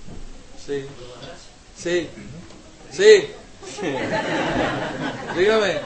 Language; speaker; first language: Spanish; non-native, learner; English